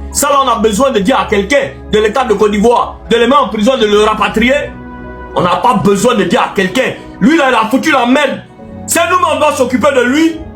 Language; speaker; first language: French; non-native, local second language; Arabic